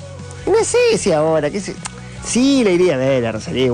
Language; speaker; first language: Spanish; native; Spanish